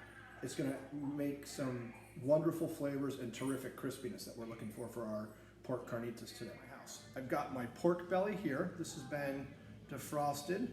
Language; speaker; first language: English; native; English